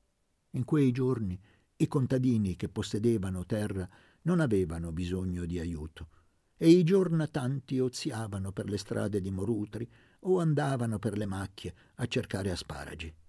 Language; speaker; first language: Italian; native; Italian